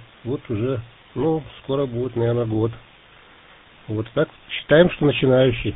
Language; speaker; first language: Russian; native; Russian